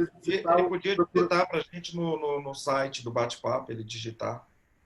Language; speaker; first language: Portuguese; native; Portuguese